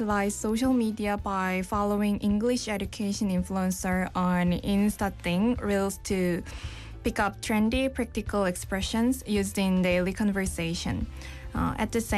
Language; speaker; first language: English; non-native, fluent; Korean